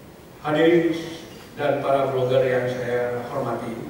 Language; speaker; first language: Indonesian; native; Indonesian